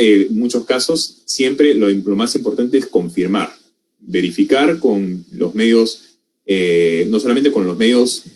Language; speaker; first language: Spanish; native; Spanish